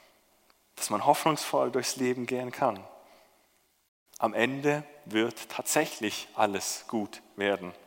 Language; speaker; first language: German; native; German